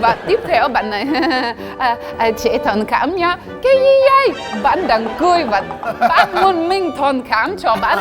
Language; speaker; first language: Vietnamese; non-native, fluent; French